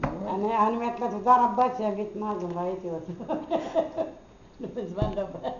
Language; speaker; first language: Hebrew; non-native, learner; Arabic